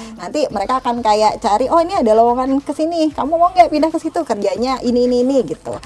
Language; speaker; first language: Indonesian; native; Indonesian